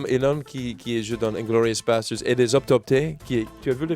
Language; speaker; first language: French; non-native, fluent; English